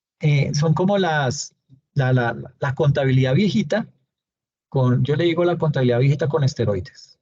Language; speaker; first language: Spanish; native; Spanish